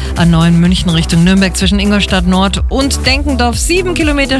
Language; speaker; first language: German; native; German